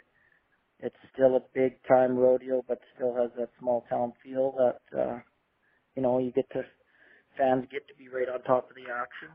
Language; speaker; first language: English; native; English